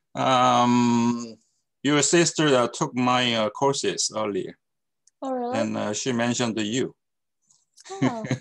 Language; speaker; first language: English; non-native, fluent; Korean